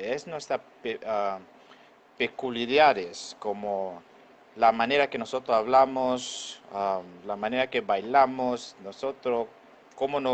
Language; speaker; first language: Spanish; non-native, local second language; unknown